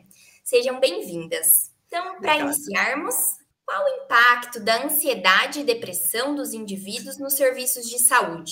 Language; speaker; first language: Portuguese; native; Portuguese